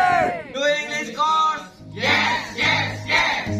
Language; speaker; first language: English; non-native, learner; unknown